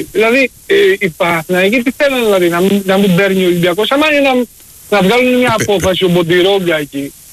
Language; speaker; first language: Greek; early bilingual, heritage; Greek